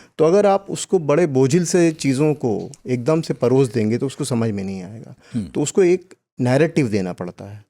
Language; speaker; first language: Hindi; native; Hindi